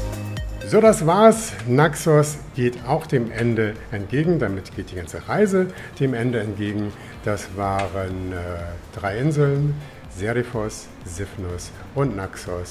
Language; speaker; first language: German; native; German